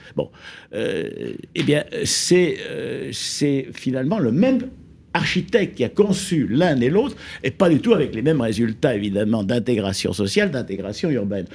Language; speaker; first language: French; native; French